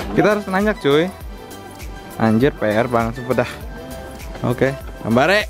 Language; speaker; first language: Indonesian; native; Indonesian